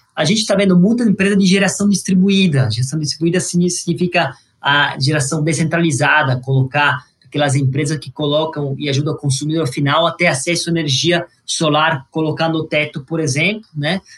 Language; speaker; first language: Portuguese; non-native, fluent; Italian